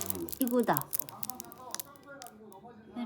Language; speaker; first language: Korean; non-native, fluent; Japanese